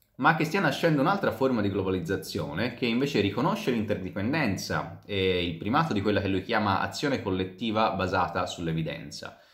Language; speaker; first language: Italian; native; Italian